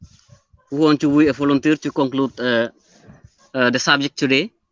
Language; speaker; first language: English; non-native, learner; Indonesian